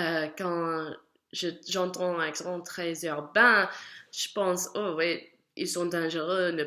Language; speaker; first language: French; non-native, learner; English